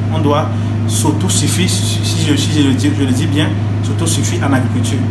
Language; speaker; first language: French; non-native, local second language; Ewe